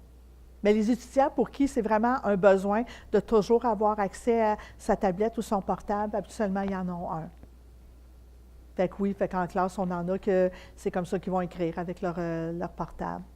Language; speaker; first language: French; native; French